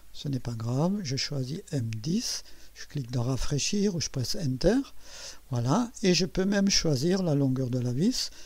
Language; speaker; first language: French; native; French